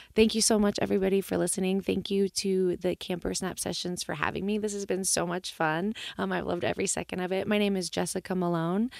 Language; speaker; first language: English; native; English